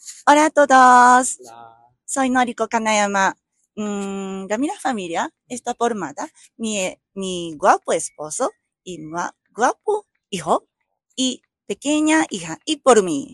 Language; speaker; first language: Spanish; non-native, learner; Japanese